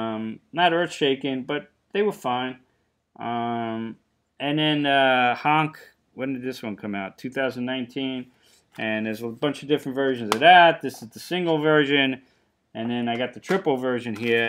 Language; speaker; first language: English; native; English